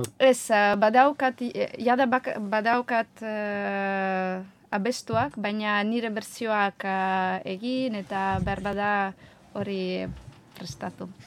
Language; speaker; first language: Basque; non-native, learner; Ukrainian